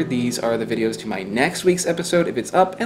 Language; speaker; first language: English; native; English